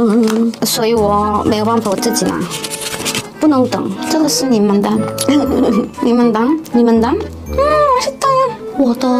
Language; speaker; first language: Chinese; non-native, learner; Korean